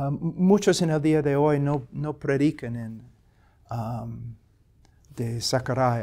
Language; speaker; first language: Spanish; non-native, fluent; English